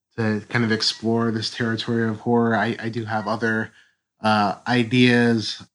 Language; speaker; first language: English; native; English